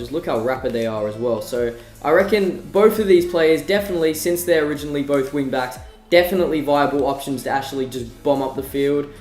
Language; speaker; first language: English; native; English